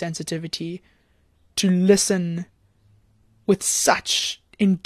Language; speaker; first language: English; native; English